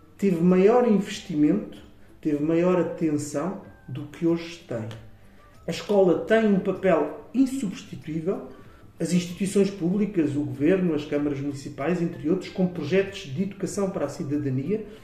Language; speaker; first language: Portuguese; native; Portuguese